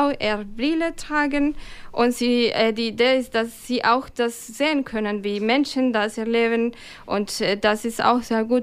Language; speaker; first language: German; non-native, fluent; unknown